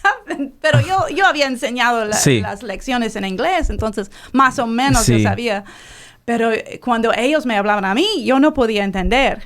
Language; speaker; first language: Spanish; non-native, fluent; English